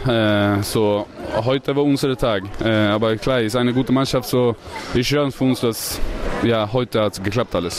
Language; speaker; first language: German; non-native, learner; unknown